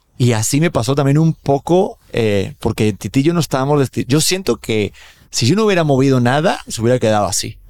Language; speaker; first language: Spanish; native; Spanish